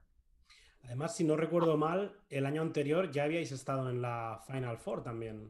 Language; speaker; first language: Spanish; native; Spanish